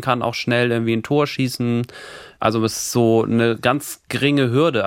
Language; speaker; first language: German; native; German